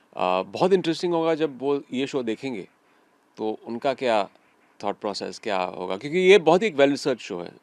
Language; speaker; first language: Hindi; native; Hindi